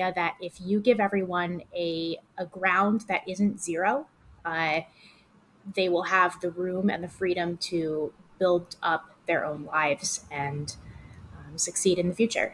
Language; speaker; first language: English; native; English